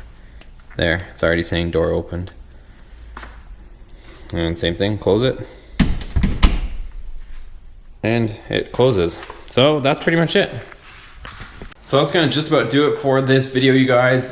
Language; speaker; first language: English; native; English